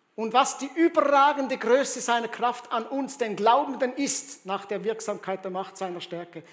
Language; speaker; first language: German; early bilingual, heritage; German